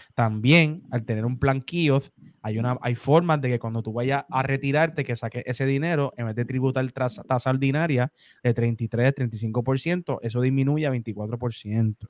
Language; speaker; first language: Spanish; native; Spanish